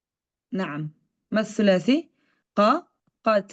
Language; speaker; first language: Arabic; non-native, fluent; Indonesian